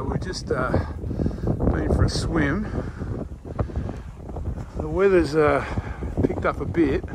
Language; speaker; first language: English; native; English